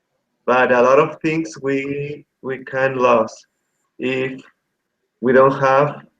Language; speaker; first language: English; non-native, learner; Spanish